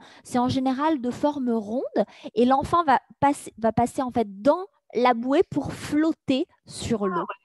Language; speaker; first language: French; native; French